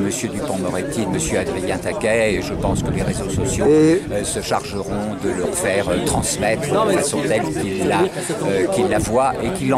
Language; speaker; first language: French; native; French